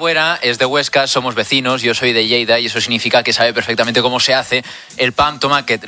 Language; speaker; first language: Spanish; non-native, local second language; Catalan